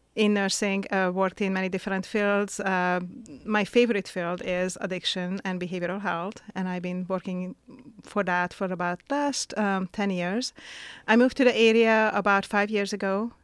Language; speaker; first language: English; non-native, fluent; Hungarian